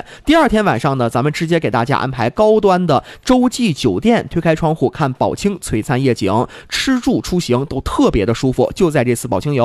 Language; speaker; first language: Chinese; native; Chinese